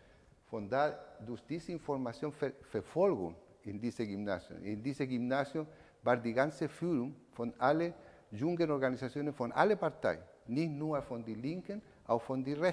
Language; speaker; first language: German; non-native, learner; Spanish